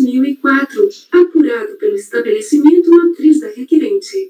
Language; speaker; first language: Portuguese; native; Portuguese